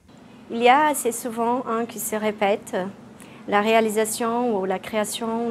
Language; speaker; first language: French; non-native, fluent; Portuguese